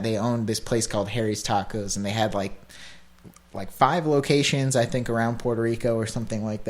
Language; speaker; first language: English; native; English